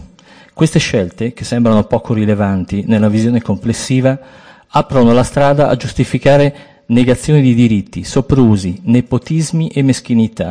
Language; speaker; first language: Italian; native; Italian